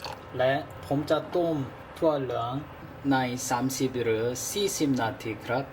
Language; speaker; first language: Thai; non-native, learner; Korean